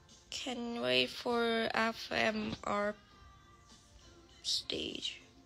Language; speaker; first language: English; non-native, learner; Korean